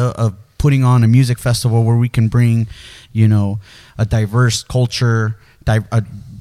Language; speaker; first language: English; early bilingual, other home language; Spanish